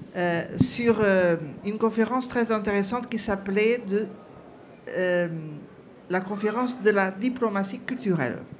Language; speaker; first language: French; non-native, fluent; Portuguese